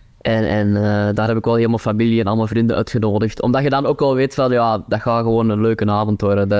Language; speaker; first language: Dutch; native; Dutch